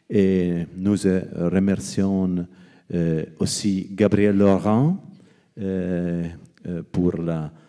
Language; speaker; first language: French; non-native, learner; Italian